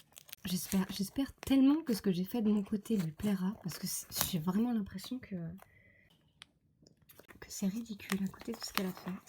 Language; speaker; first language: French; native; French